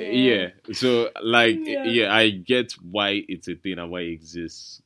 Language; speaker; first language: English; non-native, local second language; Yoruba